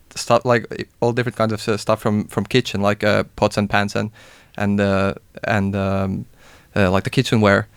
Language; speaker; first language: English; non-native, fluent; Finnish